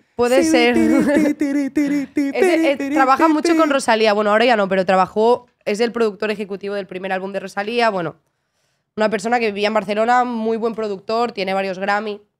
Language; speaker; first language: Spanish; native; Spanish